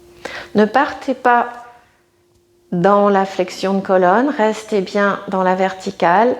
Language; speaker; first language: French; native; French